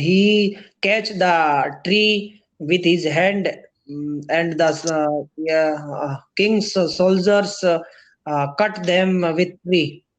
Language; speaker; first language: English; non-native, learner; Rajasthani